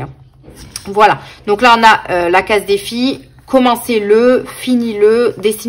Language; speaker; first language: French; native; French